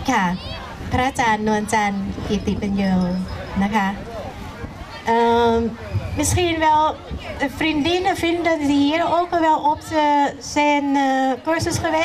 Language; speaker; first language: Dutch; non-native, learner; Thai